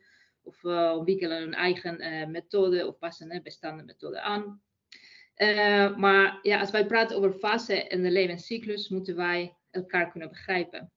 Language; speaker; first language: Dutch; non-native, fluent; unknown